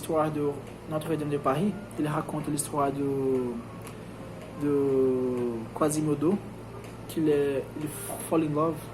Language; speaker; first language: French; non-native, learner; Portuguese